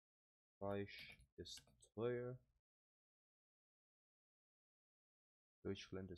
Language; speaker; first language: German; non-native, learner; English